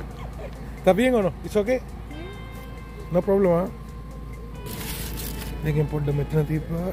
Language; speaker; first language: Spanish; non-native, learner; Sinhala